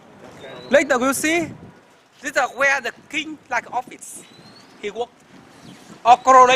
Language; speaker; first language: English; non-native, learner; Vietnamese